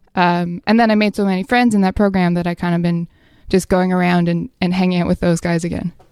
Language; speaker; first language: English; native; English